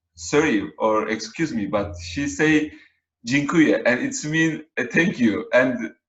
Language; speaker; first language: English; non-native, learner; Turkish